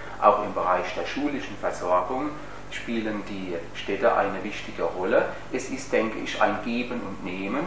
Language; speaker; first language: German; native; German